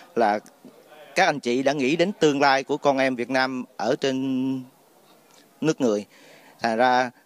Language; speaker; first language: Vietnamese; native; Vietnamese